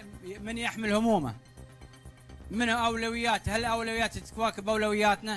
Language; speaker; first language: Arabic; native; Arabic